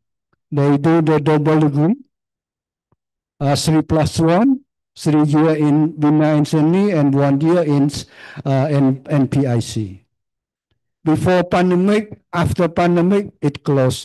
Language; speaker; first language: English; non-native, learner; Khmer